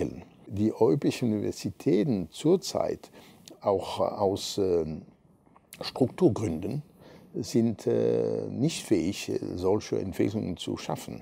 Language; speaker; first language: German; non-native, fluent; French